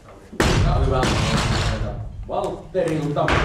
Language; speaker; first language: Finnish; native; Finnish